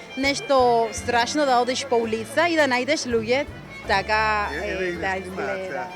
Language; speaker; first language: Macedonian; non-native, learner; Spanish